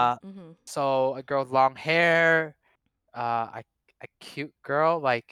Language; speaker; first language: English; non-native, fluent; Cantonese